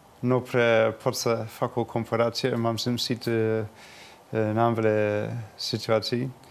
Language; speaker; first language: Romanian; non-native, fluent; English